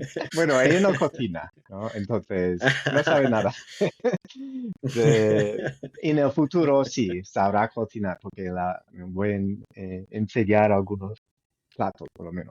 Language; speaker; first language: Spanish; non-native, fluent; English